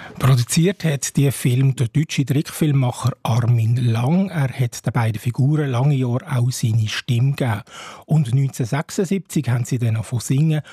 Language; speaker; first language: German; native; German